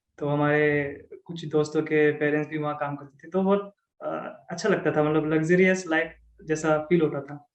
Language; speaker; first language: Hindi; non-native, local second language; Assamese